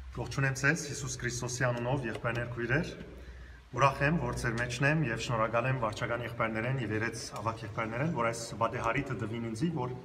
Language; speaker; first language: Armenian; early bilingual, heritage; Armenian